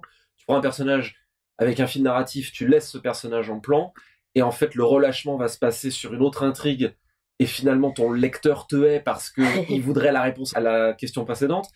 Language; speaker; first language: French; native; French